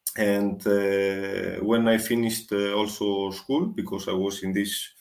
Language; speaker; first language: English; non-native, fluent; Greek